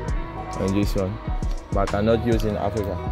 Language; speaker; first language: English; non-native, learner; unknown